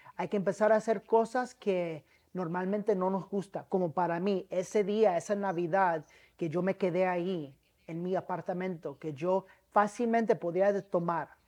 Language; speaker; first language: Spanish; early bilingual, heritage; Spanish